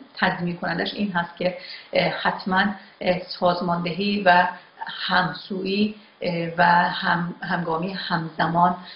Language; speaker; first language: Persian; non-native, local second language; Azerbaijani